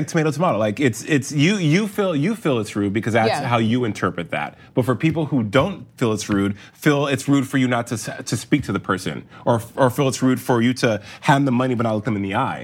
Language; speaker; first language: English; native; English